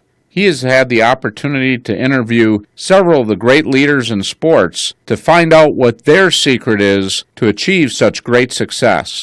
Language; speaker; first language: English; native; English